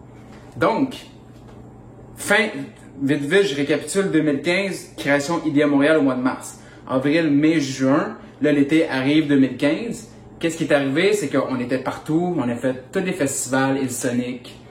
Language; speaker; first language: French; native; French